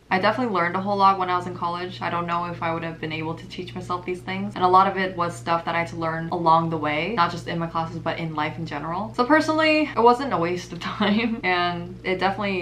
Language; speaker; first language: English; native; English